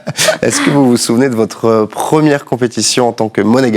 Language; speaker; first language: French; native; French